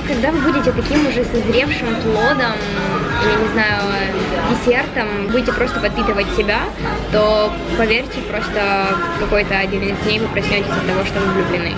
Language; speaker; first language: Russian; native; Russian